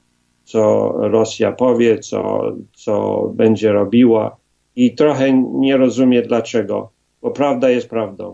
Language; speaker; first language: Polish; early bilingual, heritage; Polish